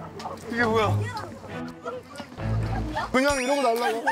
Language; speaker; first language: Korean; native; Korean